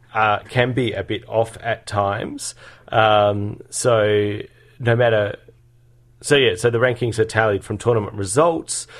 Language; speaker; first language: English; native; English